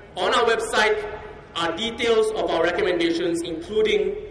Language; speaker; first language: English; non-native, local second language; Chinese